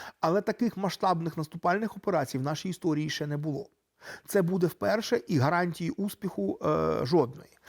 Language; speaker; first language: Ukrainian; native; Ukrainian